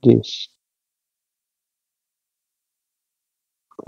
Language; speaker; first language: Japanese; non-native, learner; Spanish